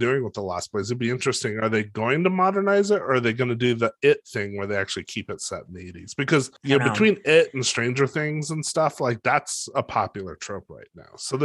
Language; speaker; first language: English; native; English